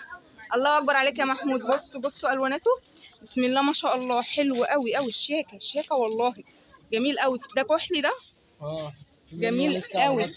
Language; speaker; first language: Arabic; native; Arabic